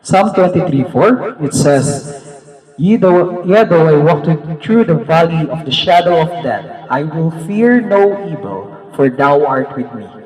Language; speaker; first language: English; non-native, local second language; Filipino